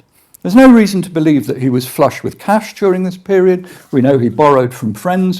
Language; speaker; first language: English; native; English